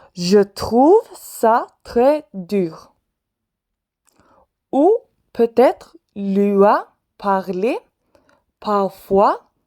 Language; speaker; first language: French; non-native, fluent; Swedish